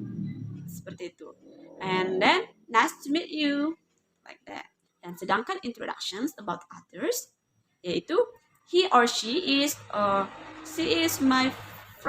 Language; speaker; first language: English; non-native, learner; Indonesian